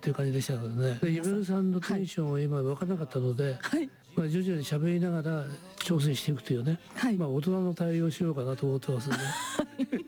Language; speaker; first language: Japanese; native; Japanese